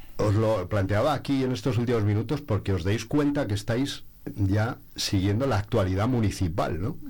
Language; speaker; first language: Spanish; native; Spanish